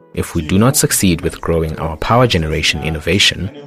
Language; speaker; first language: English; non-native, local second language; Tumbuka